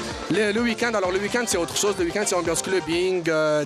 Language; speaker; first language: French; native; French